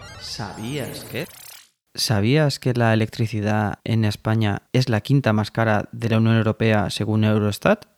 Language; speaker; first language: Spanish; native; Spanish